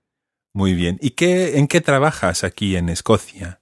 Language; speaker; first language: Spanish; non-native, fluent; English